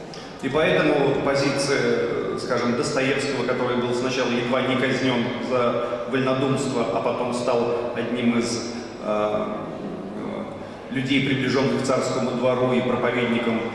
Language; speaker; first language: Russian; native; Russian